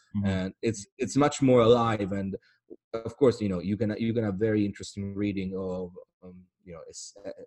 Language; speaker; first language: English; non-native, fluent; Italian